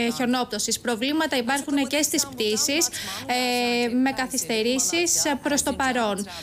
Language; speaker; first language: Greek; native; Greek